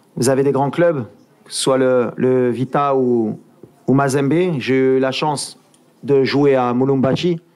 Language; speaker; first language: French; native; French